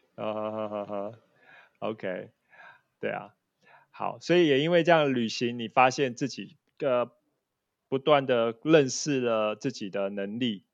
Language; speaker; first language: Chinese; native; Chinese